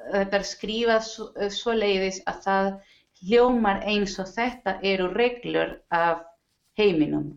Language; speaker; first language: Icelandic; non-native, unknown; Spanish